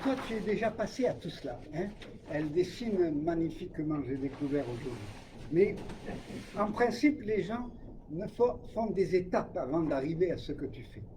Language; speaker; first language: French; native; French